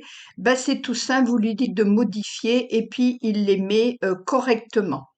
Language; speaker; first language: French; native; French